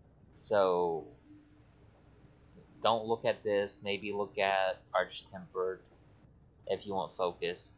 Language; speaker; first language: English; native; English